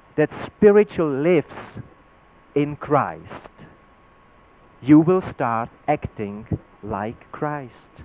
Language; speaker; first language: English; non-native, fluent; Czech